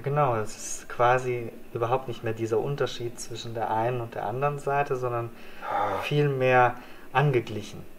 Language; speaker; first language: German; native; German